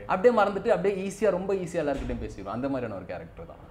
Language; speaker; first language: Tamil; native; Tamil